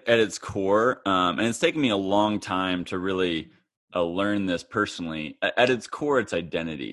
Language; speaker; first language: English; native; English